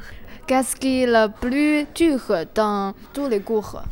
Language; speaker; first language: French; non-native, learner; Chinese